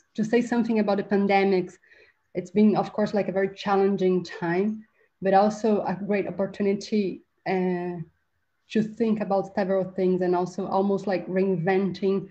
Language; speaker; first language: English; non-native, fluent; Portuguese